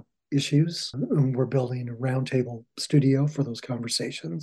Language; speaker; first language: English; native; English